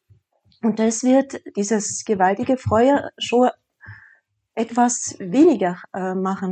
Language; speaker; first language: German; non-native, fluent; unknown